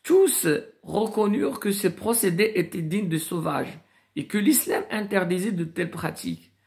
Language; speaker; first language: French; non-native, local second language; Arabic